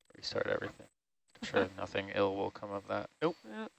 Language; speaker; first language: English; native; English